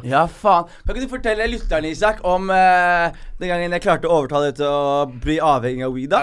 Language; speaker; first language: Norwegian; early bilingual, other home language; Somali